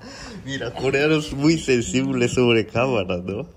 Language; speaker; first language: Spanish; non-native, learner; Korean